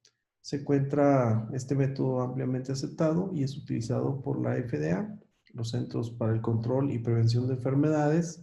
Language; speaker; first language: Spanish; native; Spanish